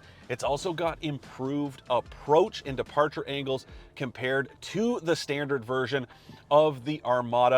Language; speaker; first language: English; native; English